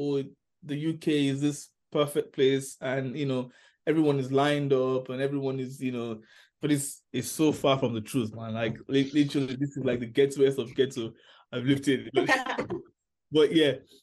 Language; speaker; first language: English; non-native, local second language; Yoruba